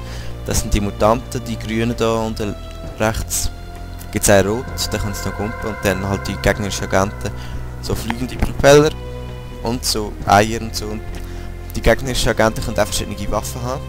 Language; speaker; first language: German; native; German